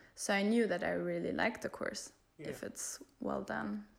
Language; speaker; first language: English; non-native, fluent; German